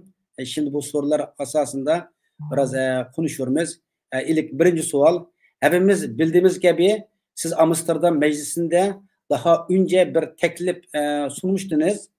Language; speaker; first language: Turkish; non-native, learner; Uyghur